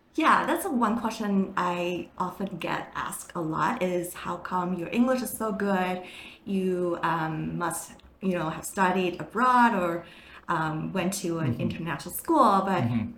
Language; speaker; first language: English; non-native, fluent; Chinese